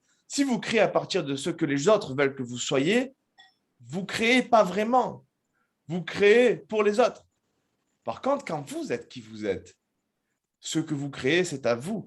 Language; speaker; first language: French; native; French